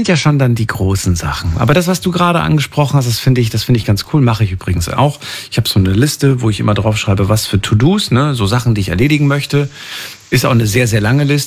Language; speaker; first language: German; native; German